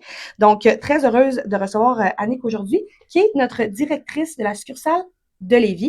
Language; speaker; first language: French; native; French